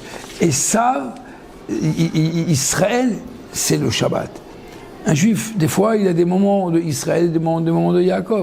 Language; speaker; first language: French; native; French